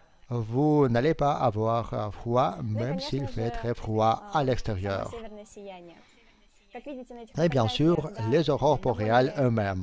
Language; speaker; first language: French; non-native, fluent; Russian